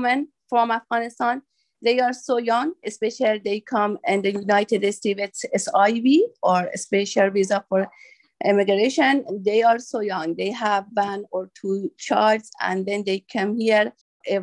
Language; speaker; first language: English; non-native, learner; Persian